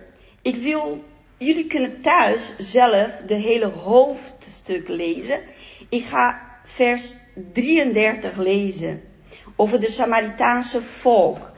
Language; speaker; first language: Dutch; non-native, fluent; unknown